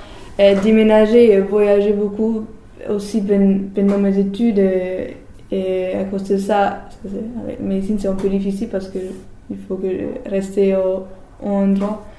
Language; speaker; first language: French; non-native, learner; German